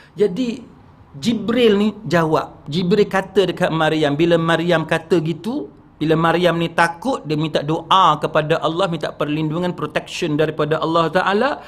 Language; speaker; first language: Malay; native; Malay